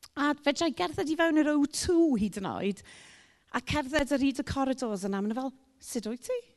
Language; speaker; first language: Welsh; native; Welsh